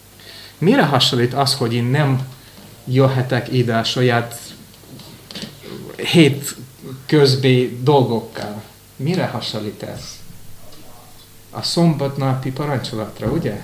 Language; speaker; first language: Hungarian; non-native, fluent; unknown